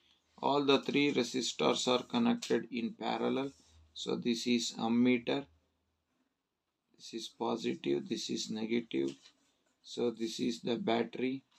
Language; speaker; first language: English; non-native, local second language; Kannada